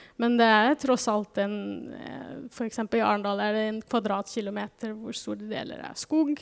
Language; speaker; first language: Norwegian; non-native, fluent; German